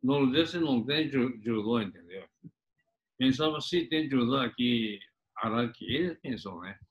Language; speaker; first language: Portuguese; non-native, fluent; Japanese